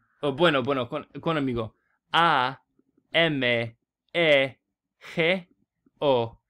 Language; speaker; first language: Spanish; non-native, learner; English